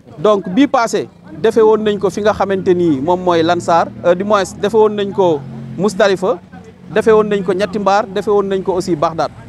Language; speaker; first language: Wolof; native; Wolof